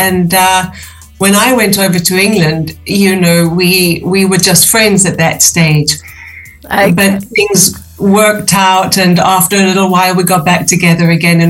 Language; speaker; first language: English; native; English